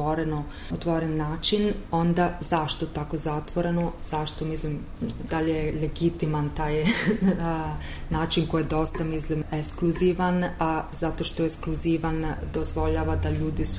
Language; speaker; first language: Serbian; non-native, learner; Italian